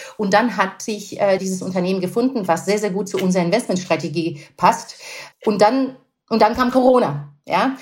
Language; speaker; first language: German; non-native, fluent; Russian